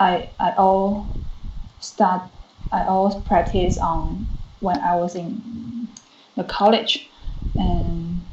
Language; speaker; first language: English; non-native, learner; Chinese